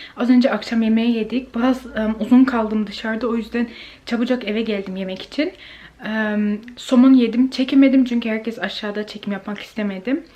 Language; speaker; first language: Turkish; early bilingual, heritage; Turkish